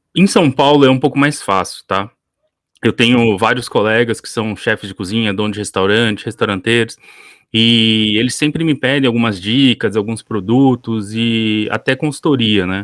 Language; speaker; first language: Portuguese; early bilingual, other home language; Korean